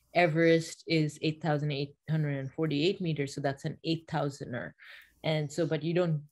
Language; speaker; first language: English; non-native, local second language; Bangla